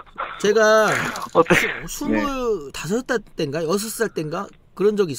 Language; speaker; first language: Korean; native; Korean